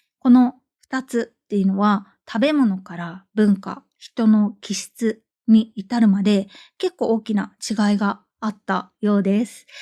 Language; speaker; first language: Japanese; native; Japanese